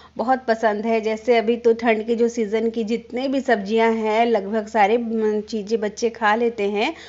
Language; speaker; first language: Hindi; non-native, local second language; Bangla